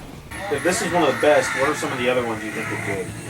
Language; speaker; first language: English; native; English